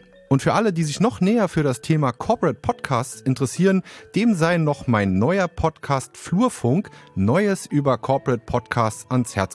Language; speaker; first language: German; native; German